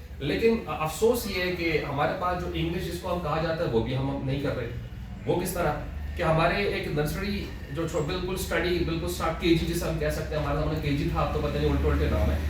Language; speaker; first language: Urdu; non-native, local second language; Pashto